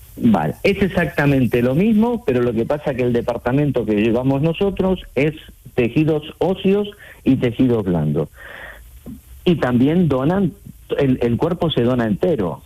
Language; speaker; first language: Spanish; native; Spanish